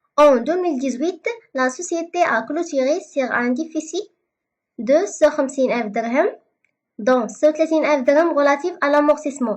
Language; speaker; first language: French; non-native, local second language; Arabic